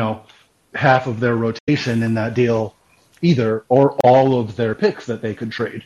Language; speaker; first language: English; native; English